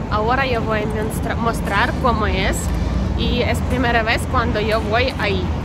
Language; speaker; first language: Spanish; non-native, learner; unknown